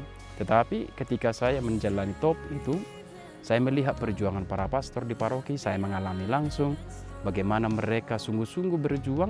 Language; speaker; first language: Indonesian; native; Indonesian